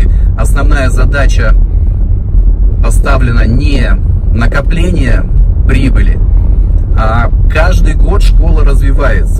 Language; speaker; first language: Russian; native; Russian